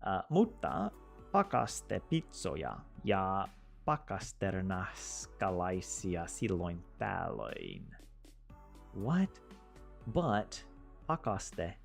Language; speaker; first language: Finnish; non-native, learner; English